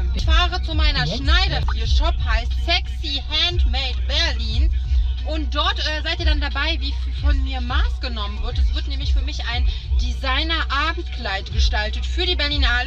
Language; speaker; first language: German; native; German